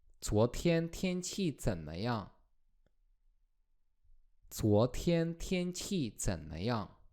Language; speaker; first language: Chinese; non-native, fluent; Polish